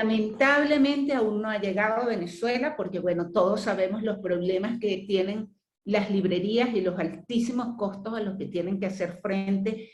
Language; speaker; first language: Spanish; native; Spanish